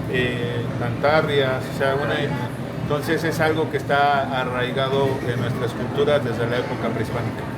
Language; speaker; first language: Spanish; native; Spanish